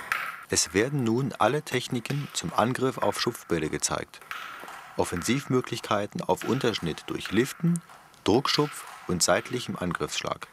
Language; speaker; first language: German; native; German